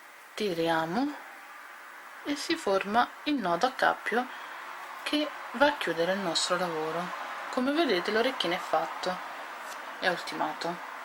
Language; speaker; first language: Italian; native; Italian